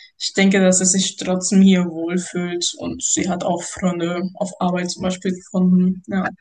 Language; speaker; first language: German; non-native, fluent; Spanish